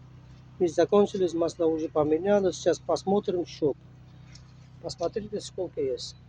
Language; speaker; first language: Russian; non-native, local second language; Uzbek